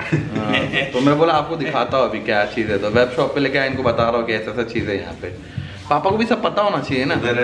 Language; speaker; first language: Hindi; native; Hindi